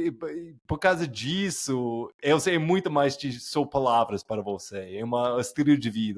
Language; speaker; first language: Portuguese; non-native, fluent; English